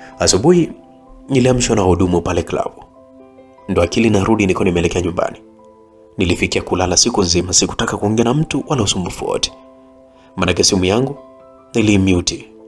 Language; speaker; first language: Swahili; native; Swahili